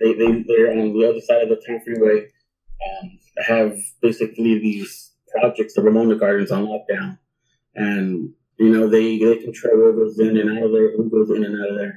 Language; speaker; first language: English; early bilingual, other home language; Spanish